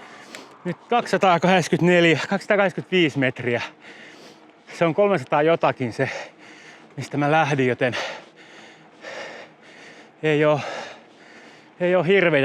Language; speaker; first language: Finnish; native; Finnish